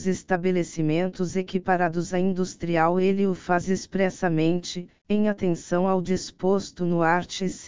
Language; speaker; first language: Portuguese; native; Portuguese